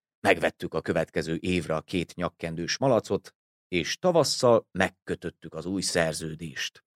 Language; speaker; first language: Hungarian; native; Hungarian